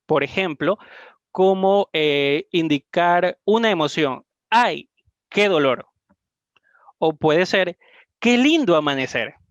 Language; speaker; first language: Spanish; native; Spanish